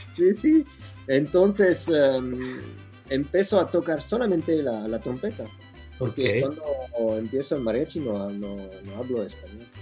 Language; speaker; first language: Spanish; non-native, learner; French